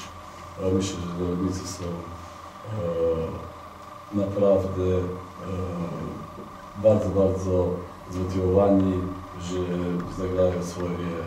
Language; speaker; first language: Polish; non-native, fluent; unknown